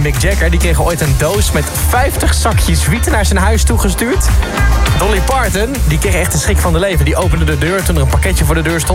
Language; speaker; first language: Dutch; native; Dutch